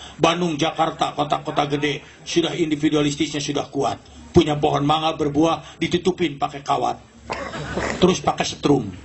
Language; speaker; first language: Indonesian; non-native, local second language; Sundanese